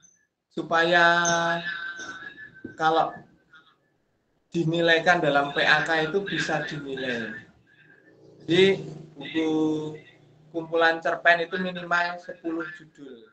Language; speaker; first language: Indonesian; native; Indonesian